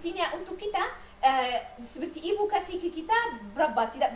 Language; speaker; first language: Indonesian; non-native, learner; Arabic